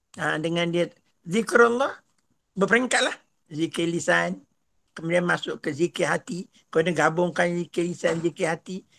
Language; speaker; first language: Malay; native; Malay